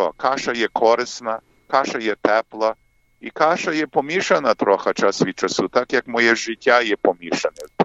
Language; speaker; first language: Ukrainian; early bilingual, heritage; English